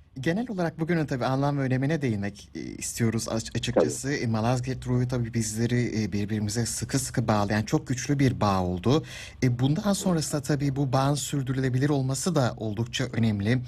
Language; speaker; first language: Turkish; native; Turkish